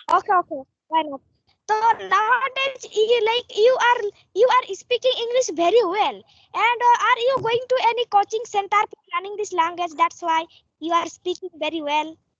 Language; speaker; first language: English; non-native, learner; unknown